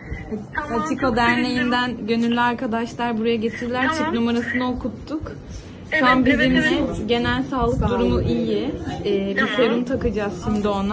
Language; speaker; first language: Turkish; native; Turkish